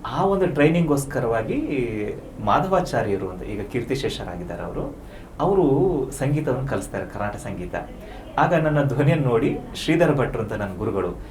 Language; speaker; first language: Kannada; native; Kannada